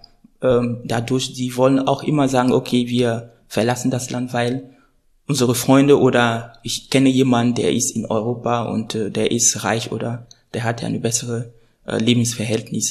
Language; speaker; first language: German; non-native, fluent; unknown